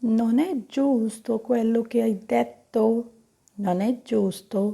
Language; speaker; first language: Italian; non-native, fluent; Punjabi